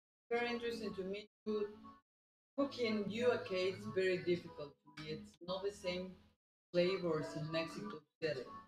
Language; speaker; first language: English; non-native, learner; Spanish